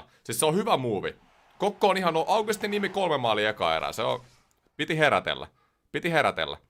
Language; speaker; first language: Finnish; native; Finnish